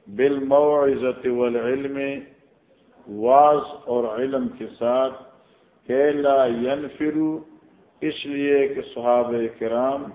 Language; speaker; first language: Urdu; non-native, local second language; Northern Hindko